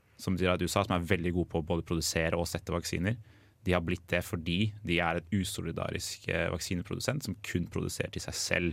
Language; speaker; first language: Norwegian; native; Norwegian